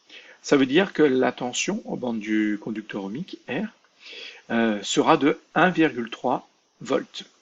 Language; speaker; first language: French; native; French